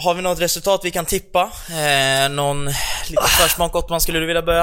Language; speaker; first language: Swedish; native; Swedish